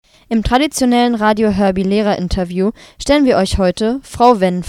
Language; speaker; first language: German; native; German